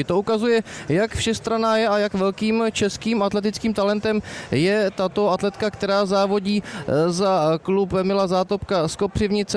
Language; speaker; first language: Czech; native; Czech